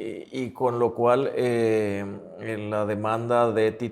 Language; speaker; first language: Spanish; native; Spanish